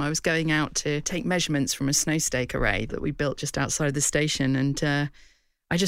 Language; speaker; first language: English; native; English